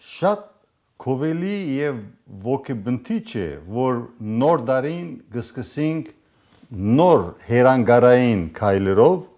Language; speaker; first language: Armenian; native; Armenian